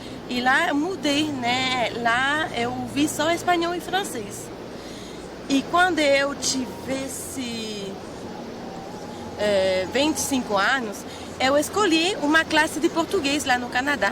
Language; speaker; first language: Portuguese; non-native, fluent; Spanish